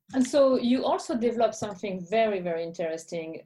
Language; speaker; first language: English; non-native, fluent; French